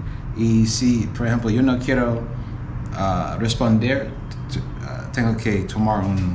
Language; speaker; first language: Spanish; non-native, learner; English